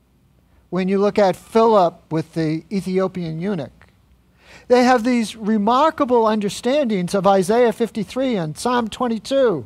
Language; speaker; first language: English; native; English